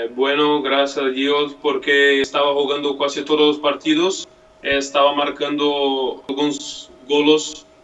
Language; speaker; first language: Spanish; non-native, learner; Portuguese